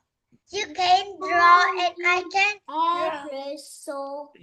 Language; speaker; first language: English; non-native, learner; Vietnamese